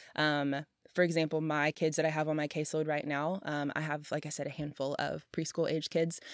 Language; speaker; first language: English; native; English